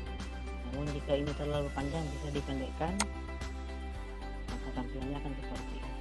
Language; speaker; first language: Indonesian; native; Indonesian